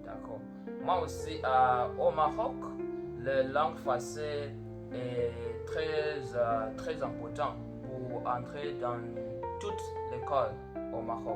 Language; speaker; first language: French; non-native, learner; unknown